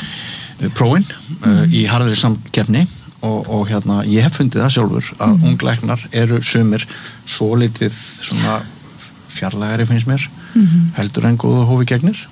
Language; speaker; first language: Icelandic; native; Icelandic